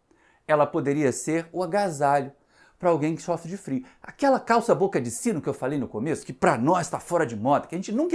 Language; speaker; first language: Portuguese; native; Portuguese